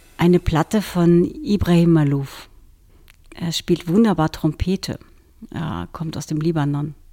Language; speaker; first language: German; early bilingual, other home language; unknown